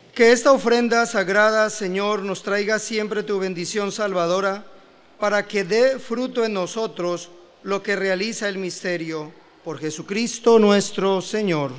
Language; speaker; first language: Spanish; native; Spanish